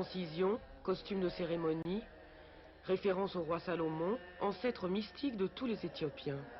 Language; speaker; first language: French; native; French